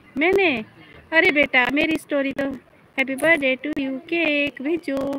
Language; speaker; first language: Hindi; native; Hindi